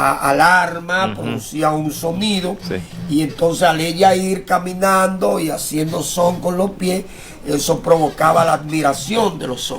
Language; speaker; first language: Spanish; native; Spanish